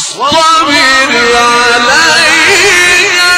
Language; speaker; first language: Arabic; native; Arabic